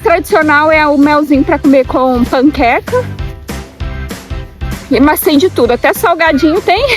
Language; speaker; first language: Portuguese; native; Portuguese